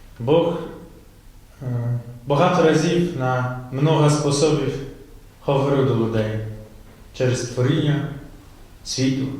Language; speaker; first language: Ukrainian; non-native, fluent; Polish